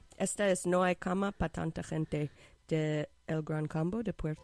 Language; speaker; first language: Spanish; non-native, fluent; English